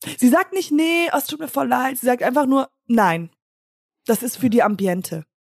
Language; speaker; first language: German; early bilingual, other home language; English